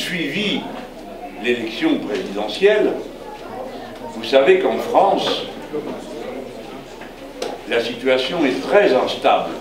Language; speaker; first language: French; native; French